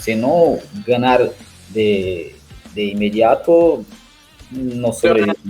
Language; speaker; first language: Spanish; non-native, learner; Portuguese